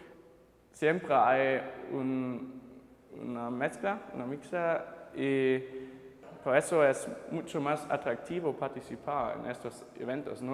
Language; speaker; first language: Spanish; non-native, fluent; German